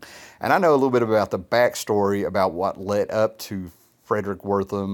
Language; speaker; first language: English; native; English